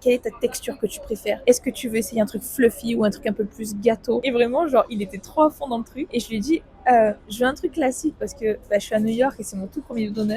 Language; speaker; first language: French; native; French